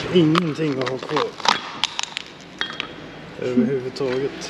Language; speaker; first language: Swedish; native; Swedish